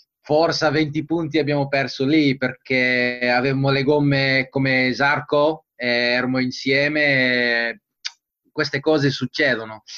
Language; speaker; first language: Italian; non-native, fluent; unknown